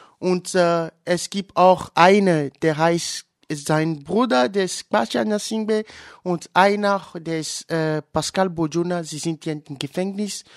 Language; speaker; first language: German; non-native, learner; Ewe